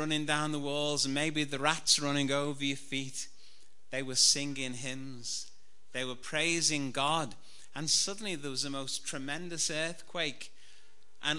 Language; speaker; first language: English; native; English